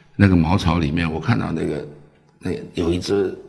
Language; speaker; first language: Chinese; early bilingual, other home language; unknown